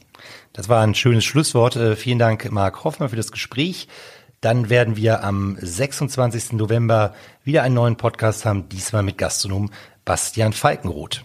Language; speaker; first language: German; native; German